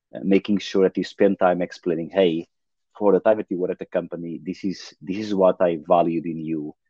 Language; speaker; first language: English; non-native, fluent; Portuguese